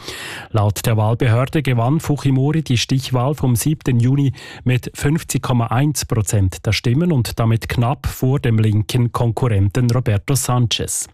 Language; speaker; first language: German; native; German